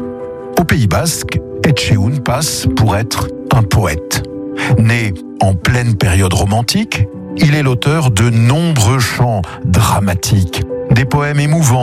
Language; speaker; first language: French; native; French